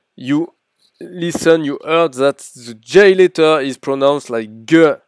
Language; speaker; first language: English; non-native, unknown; French